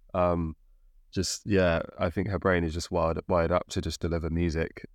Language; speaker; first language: English; native; English